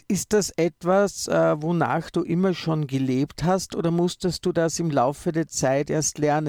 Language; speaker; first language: German; native; German